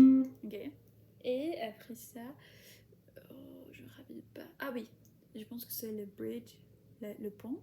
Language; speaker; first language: French; non-native, fluent; Spanish